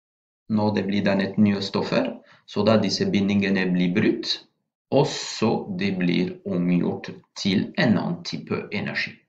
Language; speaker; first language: Norwegian; non-native, fluent; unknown